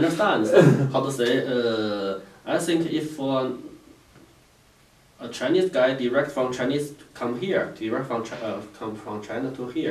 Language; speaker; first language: English; non-native, learner; Chinese